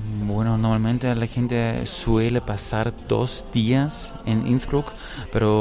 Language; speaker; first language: Spanish; non-native, fluent; German